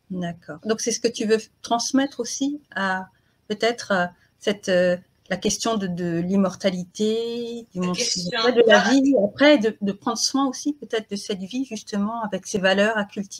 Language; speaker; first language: French; native; French